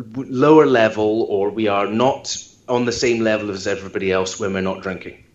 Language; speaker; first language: English; native; English